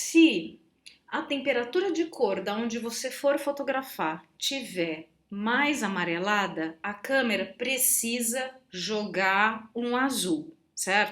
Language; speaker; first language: Portuguese; native; Portuguese